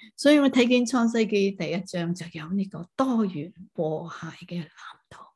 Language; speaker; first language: Chinese; non-native, local second language; Cantonese